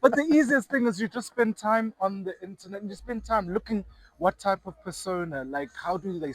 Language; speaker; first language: English; non-native, local second language; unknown